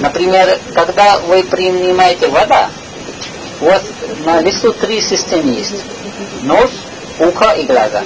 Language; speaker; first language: Russian; non-native, learner; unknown